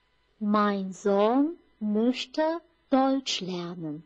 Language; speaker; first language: German; non-native, fluent; Chinese